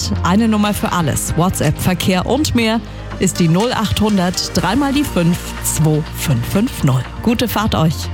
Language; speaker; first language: German; native; German